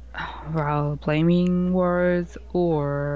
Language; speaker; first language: English; non-native, learner; Korean